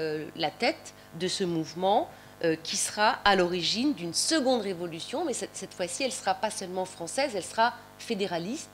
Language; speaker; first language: French; native; French